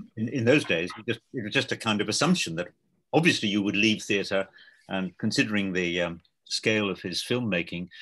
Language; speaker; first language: English; native; English